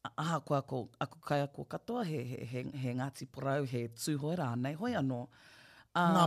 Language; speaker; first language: Māori; non-native, local second language; English